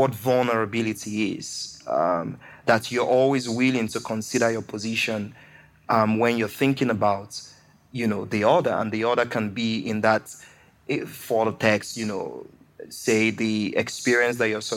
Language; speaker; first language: English; non-native, local second language; Igbo